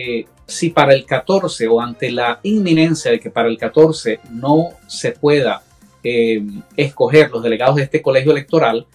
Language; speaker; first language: Spanish; native; Spanish